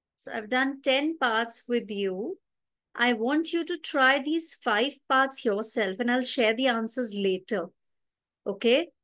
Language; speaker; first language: English; non-native, local second language; Hindi